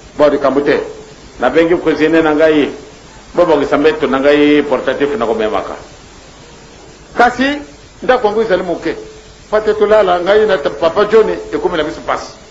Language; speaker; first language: Lingala; non-native, local second language; Kongo